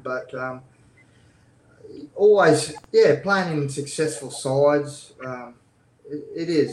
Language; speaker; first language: English; native; English